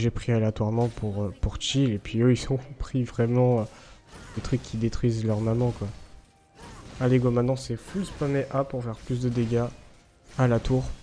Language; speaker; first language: French; native; French